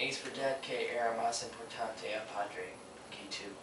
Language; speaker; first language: Spanish; non-native, learner; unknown